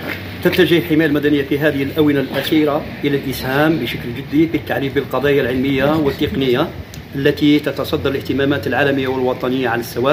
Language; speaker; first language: Arabic; native; Arabic